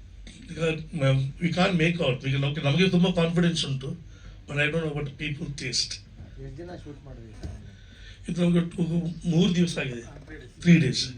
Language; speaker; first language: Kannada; non-native, local second language; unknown